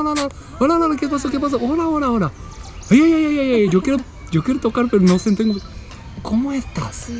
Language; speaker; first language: Spanish; non-native, learner; Japanese